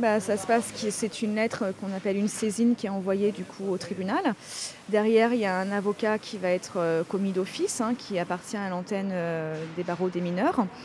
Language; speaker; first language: French; native; French